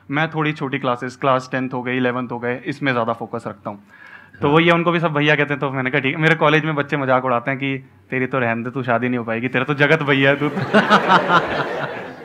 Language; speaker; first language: Hindi; native; Hindi